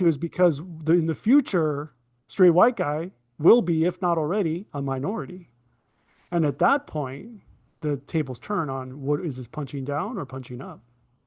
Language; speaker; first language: English; native; English